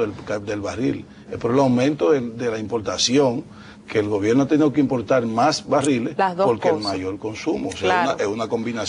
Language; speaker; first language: Spanish; native; Spanish